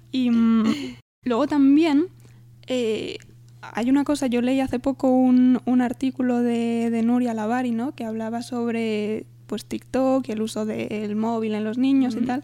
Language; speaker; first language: Spanish; native; Spanish